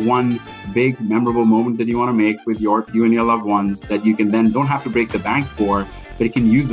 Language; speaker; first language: English; non-native, local second language; Hindi